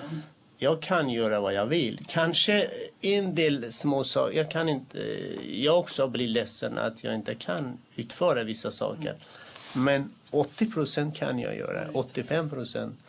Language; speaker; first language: Swedish; non-native, fluent; Kurdish